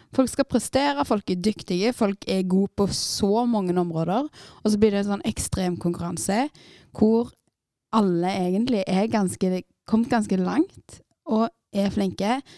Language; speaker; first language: Norwegian; native; Norwegian